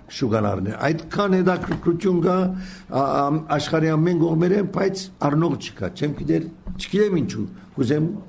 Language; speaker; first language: Armenian; early bilingual, heritage; Armenian